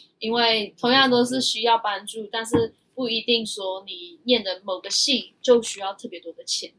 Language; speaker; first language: Chinese; early bilingual, heritage; Chinese